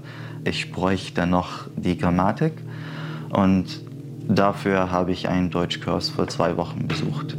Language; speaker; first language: German; non-native, fluent; Arabic